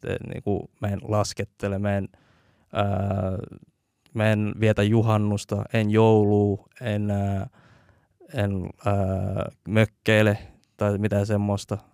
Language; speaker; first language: Finnish; early bilingual, other home language; Vietnamese